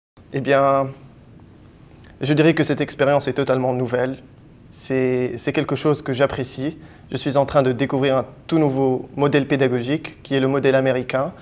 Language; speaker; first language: French; non-native, local second language; Arabic